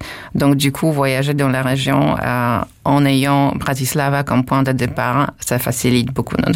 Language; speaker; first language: French; non-native, fluent; Polish